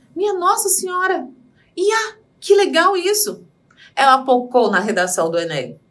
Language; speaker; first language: Portuguese; native; Portuguese